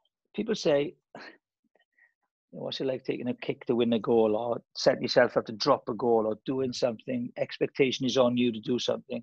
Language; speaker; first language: English; native; English